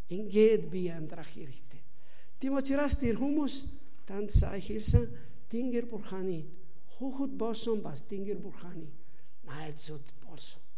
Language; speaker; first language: Mongolian; non-native, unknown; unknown